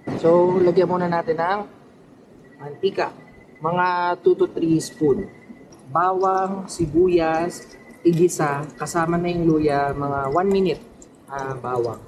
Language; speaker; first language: Filipino; non-native, local second language; Pangasinan